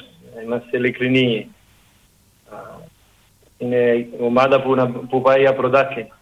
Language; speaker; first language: Greek; non-native, learner; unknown